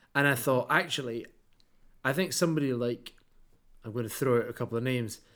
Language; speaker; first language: English; native; English